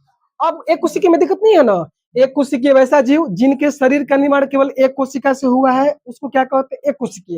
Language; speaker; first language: Hindi; native; Hindi